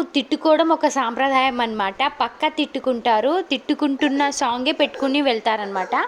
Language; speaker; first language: Telugu; non-native, local second language; Lambadi